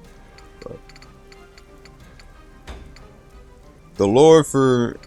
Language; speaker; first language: English; native; English